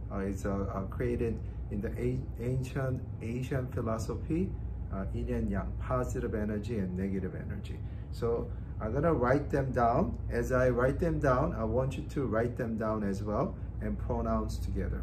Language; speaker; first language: English; non-native, fluent; Korean